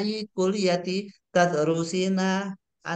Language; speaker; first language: Arabic; non-native, learner; Indonesian